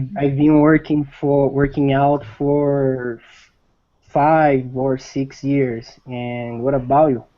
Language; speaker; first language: English; non-native, learner; Portuguese